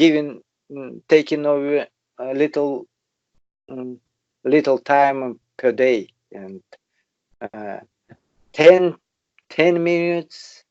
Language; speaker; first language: English; non-native, learner; Russian